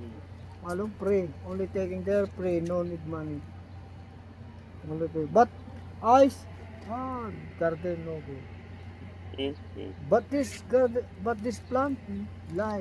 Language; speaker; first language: English; non-native, learner; Filipino